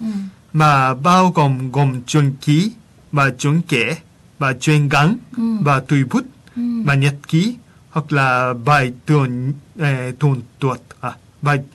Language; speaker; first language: Vietnamese; non-native, fluent; Japanese